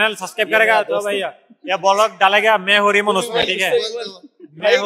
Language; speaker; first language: Hindi; non-native, learner; Bangla